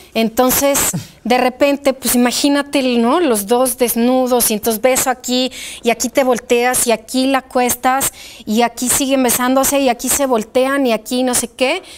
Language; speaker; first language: Spanish; early bilingual, other home language; Polish